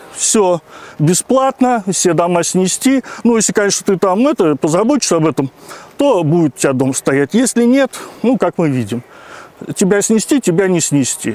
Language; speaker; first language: Russian; native; Russian